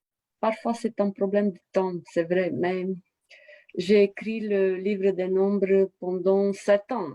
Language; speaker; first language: French; non-native, fluent; Romanian